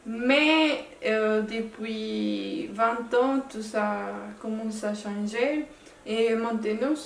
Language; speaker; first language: French; non-native, local second language; Spanish